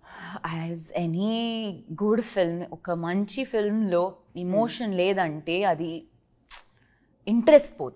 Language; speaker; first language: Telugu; non-native, learner; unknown